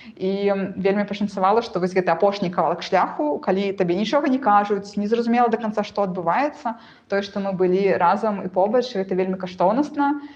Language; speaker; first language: Belarusian; non-native, local second language; Russian